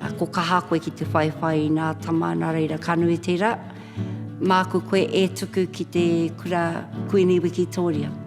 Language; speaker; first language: Māori; non-native, local second language; English